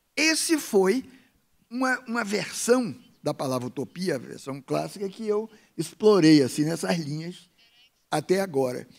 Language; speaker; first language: Portuguese; native; Portuguese